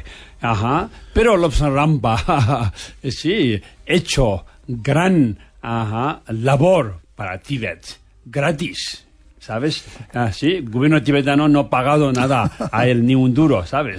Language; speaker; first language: Spanish; non-native, fluent; Tibetan